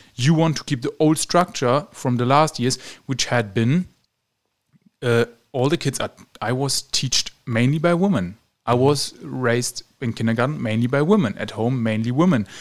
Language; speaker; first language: English; non-native, fluent; German